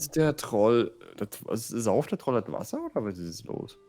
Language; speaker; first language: German; native; German